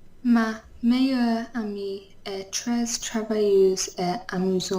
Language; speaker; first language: French; non-native, learner; English